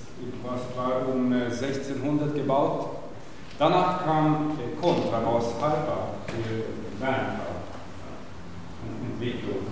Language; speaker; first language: German; non-native, learner; Swedish